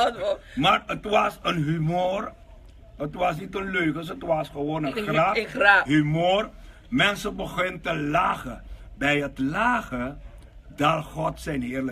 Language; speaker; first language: Dutch; non-native, local second language; Papiamento